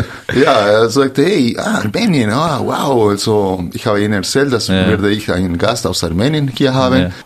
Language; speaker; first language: German; non-native, fluent; Spanish